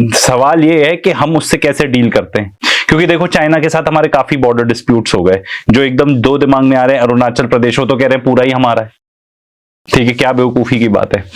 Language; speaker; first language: Urdu; native; Urdu